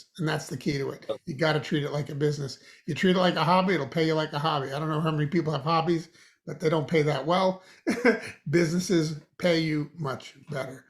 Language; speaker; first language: English; native; English